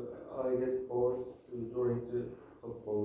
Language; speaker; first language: English; non-native, learner; Turkish